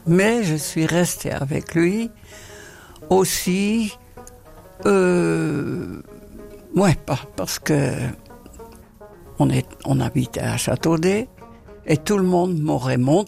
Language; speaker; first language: French; non-native, fluent; Dutch